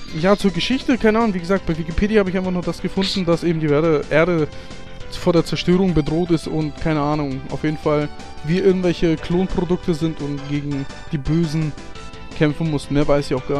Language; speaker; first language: German; native; German